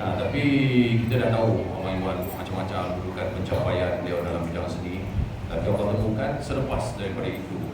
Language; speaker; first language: Malay; native; Malay